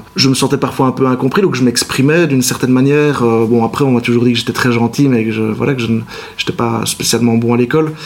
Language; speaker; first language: French; native; French